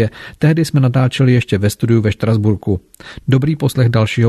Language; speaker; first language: Czech; native; Czech